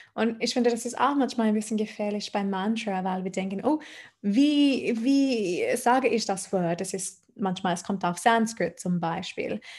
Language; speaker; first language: German; non-native, fluent; English